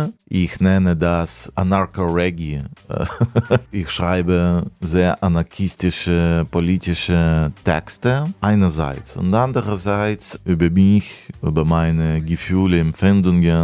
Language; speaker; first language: German; non-native, fluent; Russian